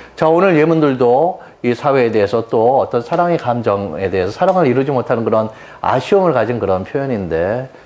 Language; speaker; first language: Korean; native; Korean